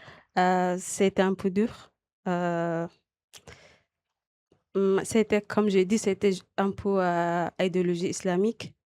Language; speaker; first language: French; non-native, learner; Arabic